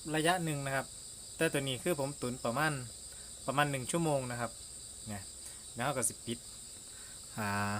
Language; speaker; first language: Thai; native; Thai